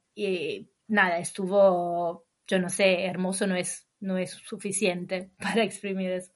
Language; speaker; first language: Spanish; non-native, fluent; Italian